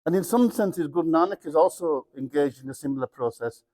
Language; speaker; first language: English; early bilingual, other home language; Punjabi